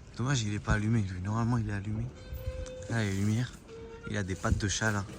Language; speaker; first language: French; early bilingual, other home language; Spanish